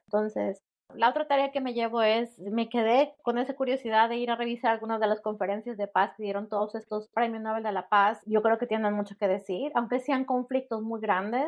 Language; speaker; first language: Spanish; native; Spanish